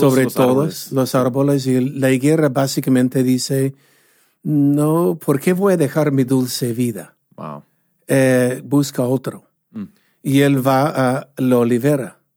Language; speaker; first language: Spanish; non-native, fluent; English